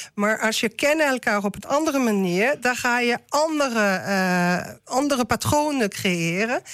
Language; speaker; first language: Dutch; non-native, learner; French